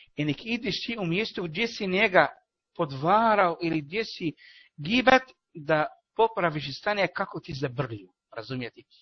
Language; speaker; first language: Bosnian; non-native, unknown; Arabic